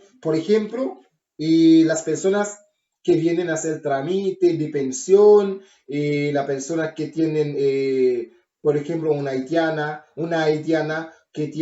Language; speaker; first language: Spanish; non-native, learner; Haitian Creole